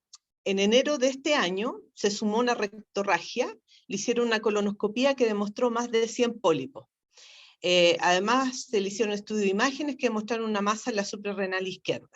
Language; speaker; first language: Spanish; native; Spanish